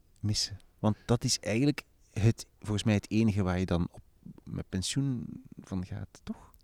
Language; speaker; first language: Dutch; native; Dutch